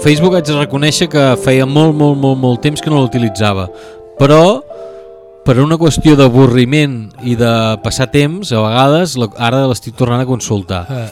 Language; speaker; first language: Catalan; native; Catalan